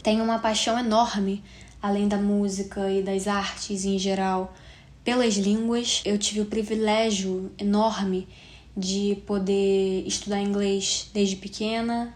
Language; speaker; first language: Portuguese; native; Portuguese